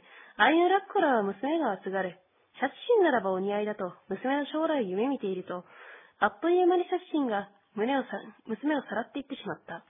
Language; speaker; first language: Japanese; native; Japanese